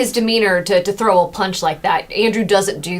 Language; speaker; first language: English; native; English